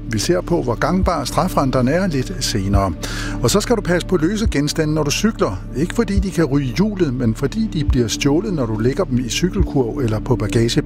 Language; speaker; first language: Danish; native; Danish